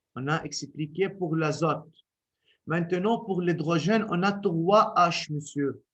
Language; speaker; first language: French; non-native, local second language; Arabic